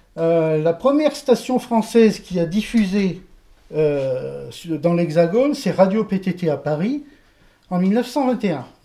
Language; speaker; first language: French; native; French